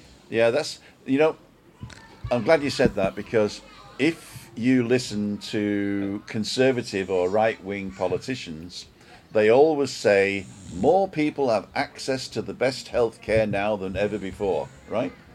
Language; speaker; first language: English; native; English